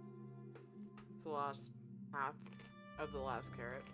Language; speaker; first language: English; native; English